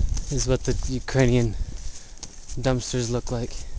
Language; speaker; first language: English; native; English